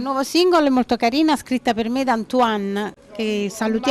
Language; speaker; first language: Italian; native; Italian